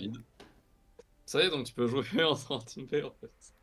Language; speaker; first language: French; native; French